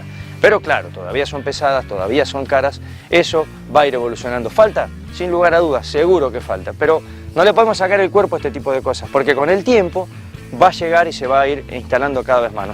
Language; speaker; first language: Spanish; native; Spanish